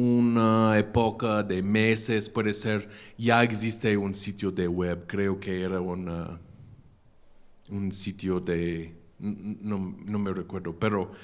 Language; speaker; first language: Spanish; non-native, fluent; English